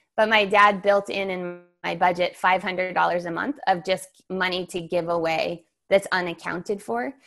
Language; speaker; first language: English; native; English